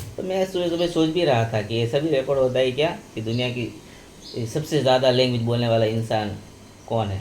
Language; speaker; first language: Hindi; native; Hindi